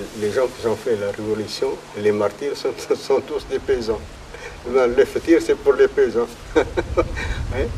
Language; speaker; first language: French; non-native, fluent; Arabic